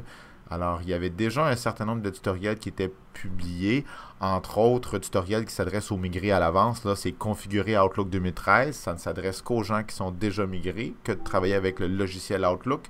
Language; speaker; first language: French; native; French